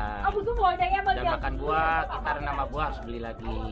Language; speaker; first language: Indonesian; native; Indonesian